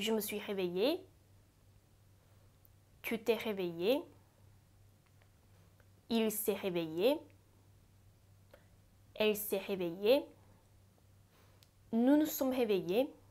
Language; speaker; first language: French; non-native, fluent; Japanese